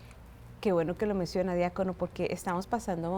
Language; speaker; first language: Spanish; native; Spanish